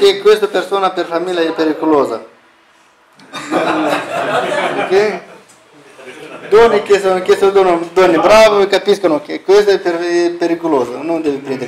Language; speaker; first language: Italian; non-native, learner; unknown